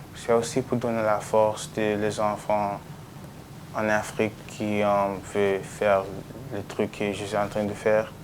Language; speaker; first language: French; non-native, local second language; English